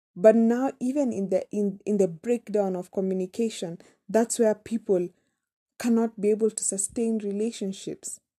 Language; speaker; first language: English; non-native, local second language; Kamba